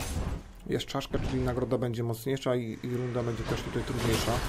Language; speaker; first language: Polish; native; Polish